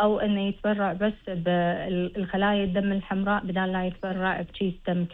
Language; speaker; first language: Arabic; native; Arabic